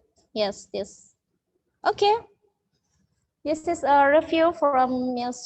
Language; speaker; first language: English; non-native, learner; Indonesian